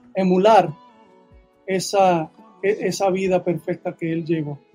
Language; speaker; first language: Spanish; early bilingual, heritage; Spanish